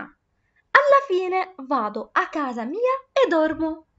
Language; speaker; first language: Italian; non-native, fluent; Arabic